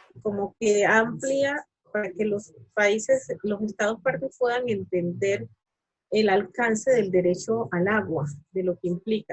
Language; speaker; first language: Spanish; native; Spanish